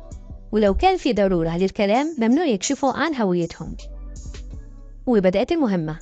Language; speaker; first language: Arabic; native; Arabic